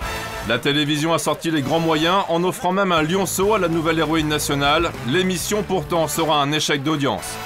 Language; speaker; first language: French; native; French